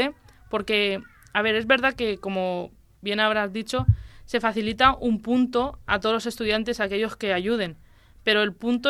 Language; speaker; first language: Spanish; native; Spanish